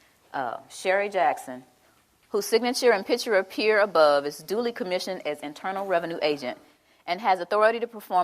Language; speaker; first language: English; native; English